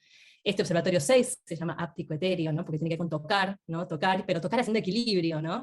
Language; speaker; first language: Spanish; native; Spanish